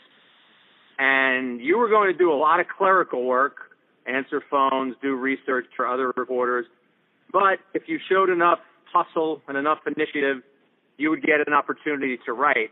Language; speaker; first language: English; native; English